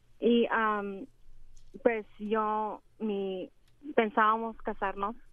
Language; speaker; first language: Spanish; early bilingual, heritage; Spanish